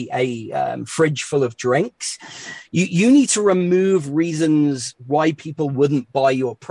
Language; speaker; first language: English; native; English